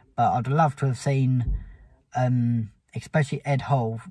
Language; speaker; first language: English; native; English